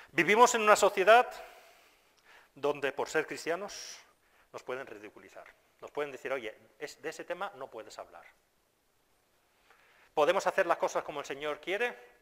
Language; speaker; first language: Spanish; non-native, fluent; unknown